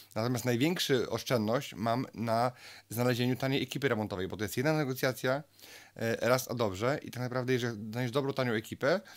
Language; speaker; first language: Polish; native; Polish